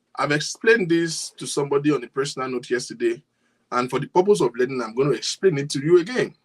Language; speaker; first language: English; non-native, local second language; Yoruba